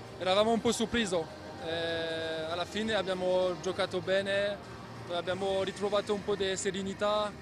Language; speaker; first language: Italian; non-native, learner; French